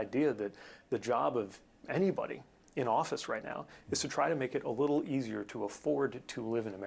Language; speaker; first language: English; native; English